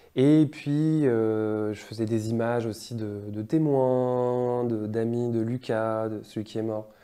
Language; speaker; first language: French; native; French